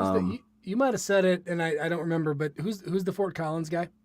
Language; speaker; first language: English; native; English